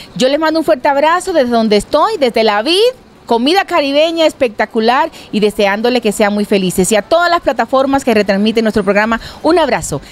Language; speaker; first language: Spanish; native; Spanish